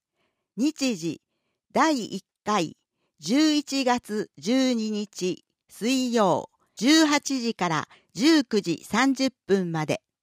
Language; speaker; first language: Japanese; native; Japanese